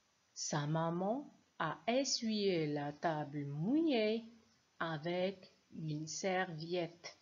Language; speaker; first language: French; non-native, local second language; Arabic